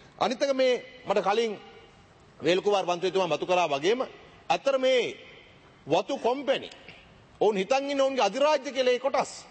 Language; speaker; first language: Sinhala; native; Sinhala